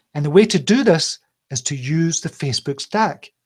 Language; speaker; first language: English; native; English